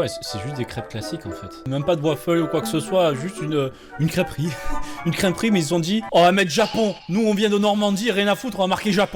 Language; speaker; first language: French; native; French